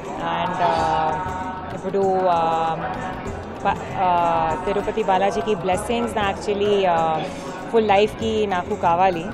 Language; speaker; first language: Telugu; non-native, learner; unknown